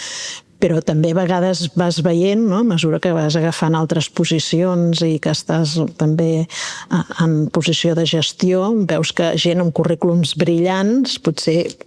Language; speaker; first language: Catalan; native; Catalan